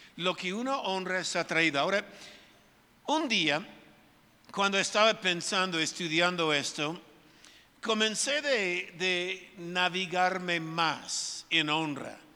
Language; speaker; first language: Spanish; non-native, fluent; English